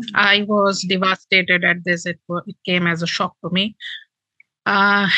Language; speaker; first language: English; non-native, local second language; Bangla